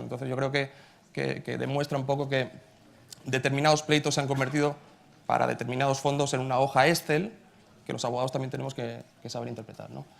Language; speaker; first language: Spanish; native; Spanish